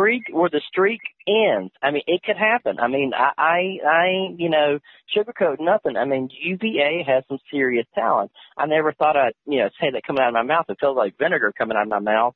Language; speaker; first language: English; native; English